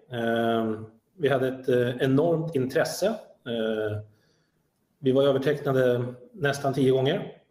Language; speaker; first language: Swedish; native; Swedish